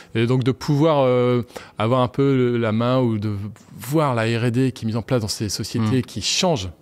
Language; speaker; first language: French; native; French